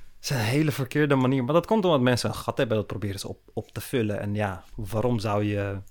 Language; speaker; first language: Dutch; early bilingual, other home language; Turkish